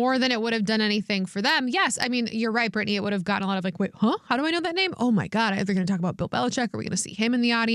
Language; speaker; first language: English; native; English